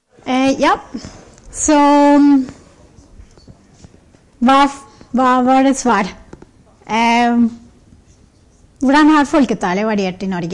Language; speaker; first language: Norwegian; non-native, fluent; Spanish